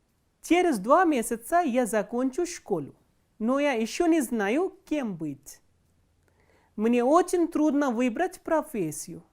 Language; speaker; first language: Russian; non-native, fluent; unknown